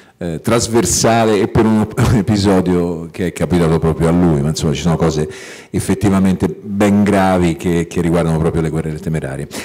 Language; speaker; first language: Italian; native; Italian